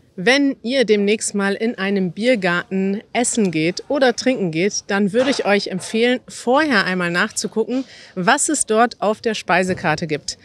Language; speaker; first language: German; native; German